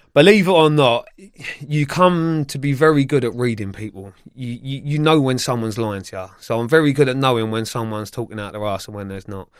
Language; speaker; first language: English; native; English